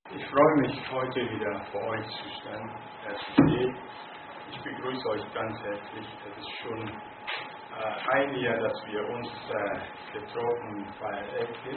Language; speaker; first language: German; non-native, fluent; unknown